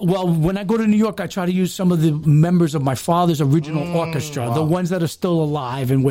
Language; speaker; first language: English; early bilingual, other home language; Spanish